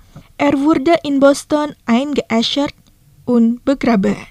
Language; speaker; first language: German; non-native, fluent; Indonesian